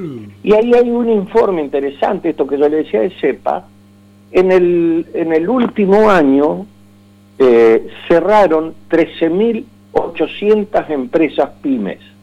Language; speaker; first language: Spanish; native; Spanish